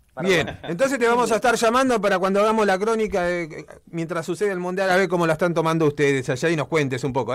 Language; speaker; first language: Spanish; native; Spanish